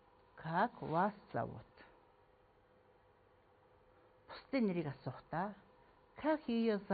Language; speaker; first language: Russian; non-native, fluent; Mongolian